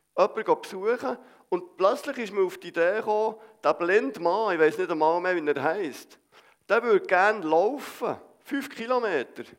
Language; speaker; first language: German; native; German